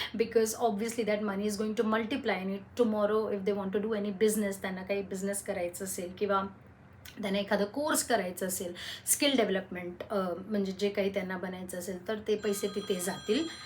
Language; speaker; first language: Marathi; non-native, local second language; Hindi